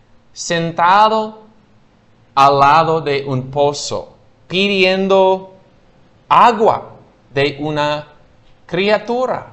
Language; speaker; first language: Spanish; non-native, fluent; English